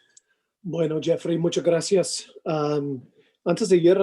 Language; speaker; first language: Spanish; non-native, learner; English